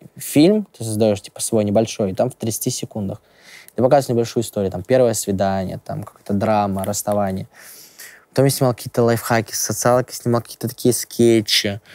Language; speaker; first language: Russian; native; Russian